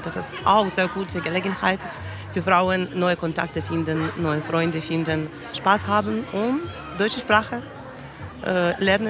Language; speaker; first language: German; non-native, learner; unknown